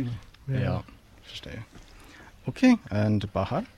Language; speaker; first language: German; non-native, learner; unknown